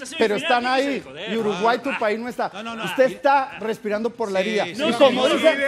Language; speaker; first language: Spanish; native; Spanish